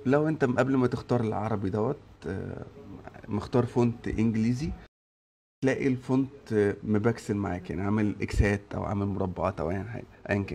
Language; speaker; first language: Arabic; native; Arabic